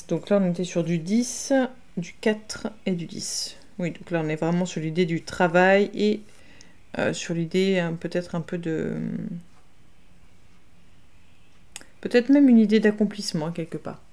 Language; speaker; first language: French; native; French